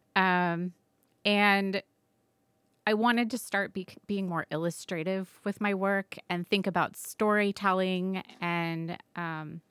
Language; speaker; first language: English; native; English